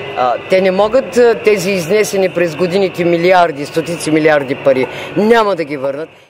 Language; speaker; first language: Bulgarian; native; Bulgarian